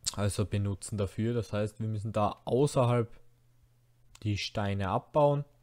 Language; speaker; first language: German; native; German